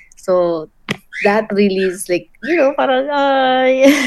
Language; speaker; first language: English; non-native, local second language; Filipino